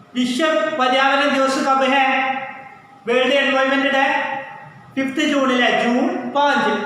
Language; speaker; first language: Hindi; non-native, local second language; Malayalam